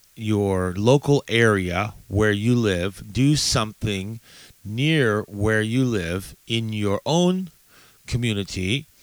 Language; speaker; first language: English; native; English